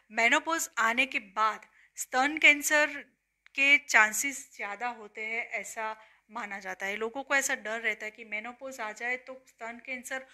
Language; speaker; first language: Hindi; non-native, local second language; Gujarati